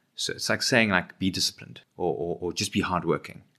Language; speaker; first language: English; native; English